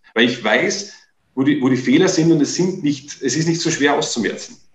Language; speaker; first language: German; native; German